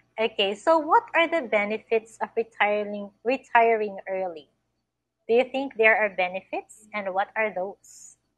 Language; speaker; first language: English; non-native, fluent; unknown